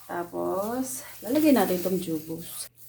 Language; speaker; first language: Filipino; native; Filipino